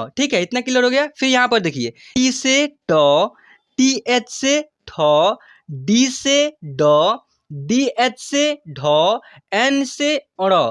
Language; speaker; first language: Hindi; native; Hindi